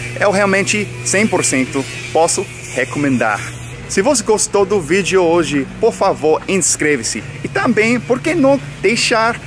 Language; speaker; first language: Portuguese; non-native, fluent; English